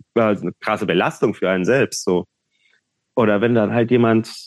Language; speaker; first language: German; native; German